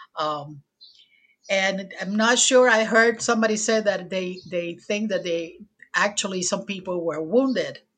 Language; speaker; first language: English; non-native, fluent; Spanish